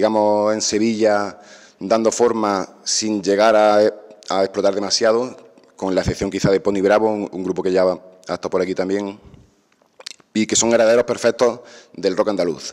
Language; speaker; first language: Spanish; native; Spanish